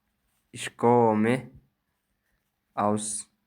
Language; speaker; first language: German; non-native, fluent; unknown